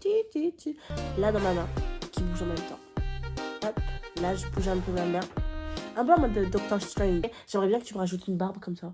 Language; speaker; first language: French; native; French